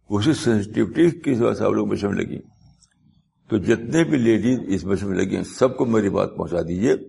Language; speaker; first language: Urdu; native; Urdu